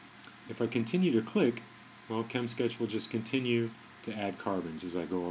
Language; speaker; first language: English; native; English